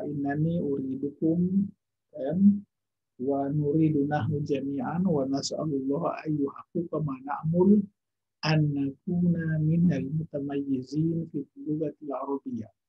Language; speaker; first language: Arabic; non-native, fluent; Indonesian